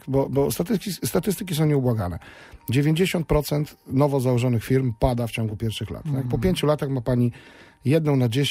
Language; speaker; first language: Polish; native; Polish